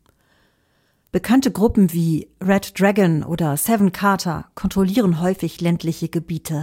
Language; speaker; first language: German; native; German